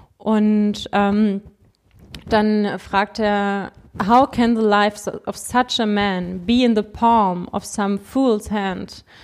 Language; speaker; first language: German; native; German